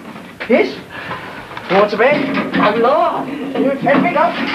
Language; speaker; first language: Danish; native; Danish